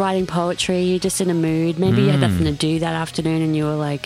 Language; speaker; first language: English; native; English